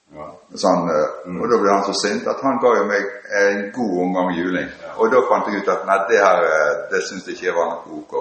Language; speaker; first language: Norwegian; native; Norwegian